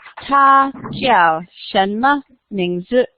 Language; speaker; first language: Chinese; non-native, learner; English